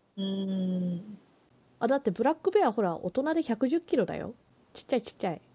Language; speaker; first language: Japanese; early bilingual, heritage; Japanese